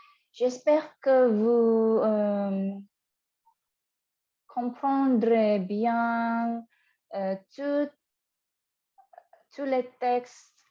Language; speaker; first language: French; non-native, fluent; Indonesian